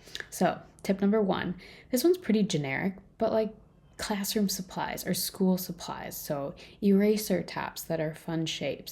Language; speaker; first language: English; native; English